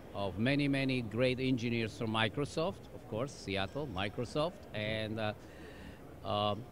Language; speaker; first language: English; non-native, fluent; German